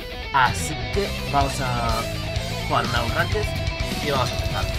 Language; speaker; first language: Spanish; native; Spanish